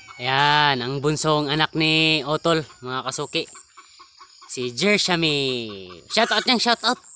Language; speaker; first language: Filipino; non-native, local second language; Maguindanaon